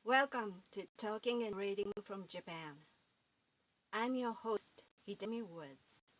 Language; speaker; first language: English; non-native, fluent; Japanese